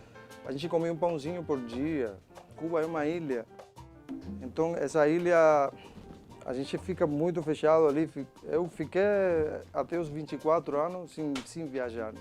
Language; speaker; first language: Portuguese; non-native, fluent; Spanish